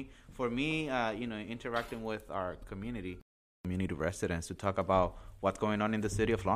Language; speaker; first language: English; non-native, fluent; Spanish